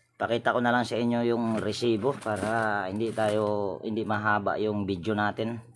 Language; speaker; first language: Filipino; native; Filipino